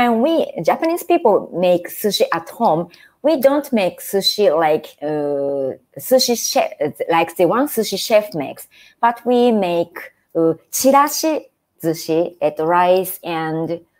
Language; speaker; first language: English; non-native, fluent; Japanese